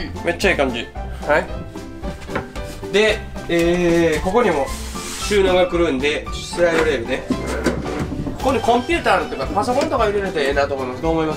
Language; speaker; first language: Japanese; native; Japanese